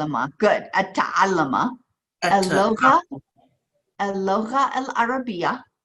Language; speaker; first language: Arabic; non-native, fluent; English